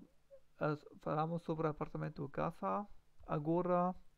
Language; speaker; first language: Portuguese; non-native, learner; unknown